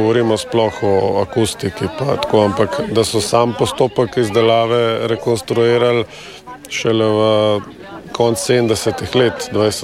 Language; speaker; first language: Slovenian; native; Slovenian